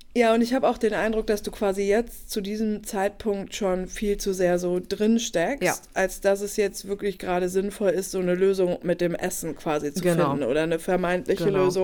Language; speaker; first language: German; native; German